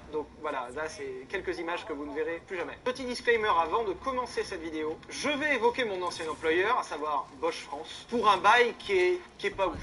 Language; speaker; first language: French; native; French